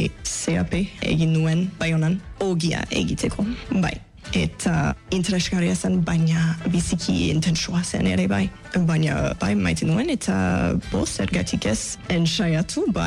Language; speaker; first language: Basque; non-native, local second language; French